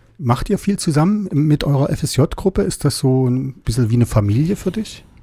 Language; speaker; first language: German; native; German